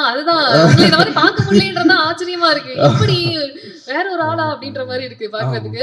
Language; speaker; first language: Tamil; native; Tamil